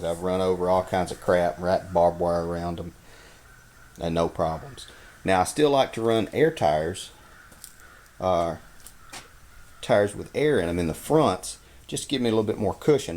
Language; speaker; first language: English; native; English